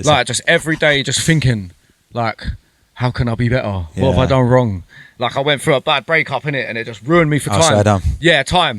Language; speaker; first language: English; native; English